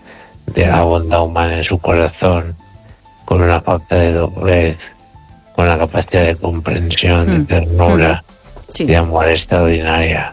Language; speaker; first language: Spanish; native; Spanish